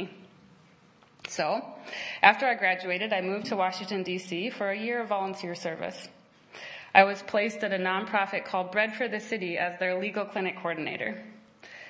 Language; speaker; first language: English; native; English